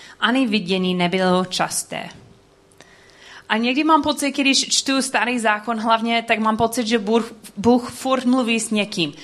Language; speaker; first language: Czech; non-native, learner; English